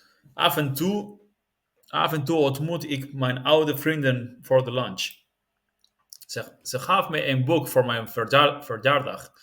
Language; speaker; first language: Dutch; non-native, learner; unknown